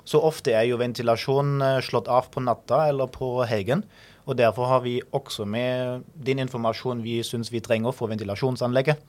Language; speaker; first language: Norwegian; non-native, fluent; German